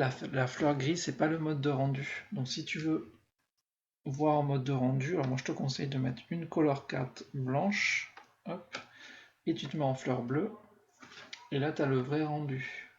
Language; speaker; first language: French; native; French